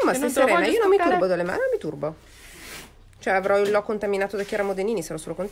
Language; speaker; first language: Italian; native; Italian